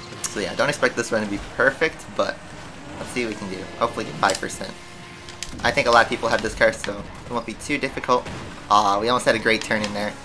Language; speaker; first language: English; native; English